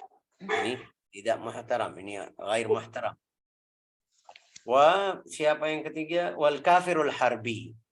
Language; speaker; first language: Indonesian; non-native, fluent; Arabic